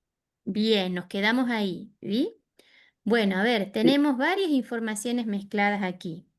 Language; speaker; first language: Spanish; native; Spanish